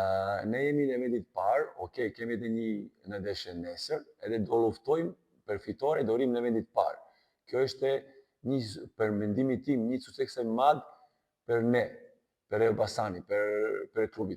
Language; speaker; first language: Albanian; non-native, learner; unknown